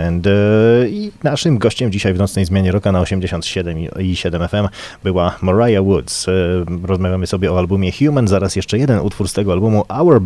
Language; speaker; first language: Polish; native; Polish